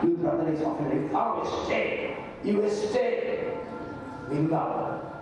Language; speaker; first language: English; non-native, local second language; Bangla